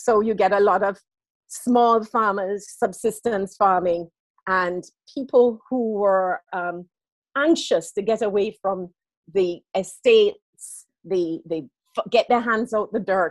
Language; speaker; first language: English; native; English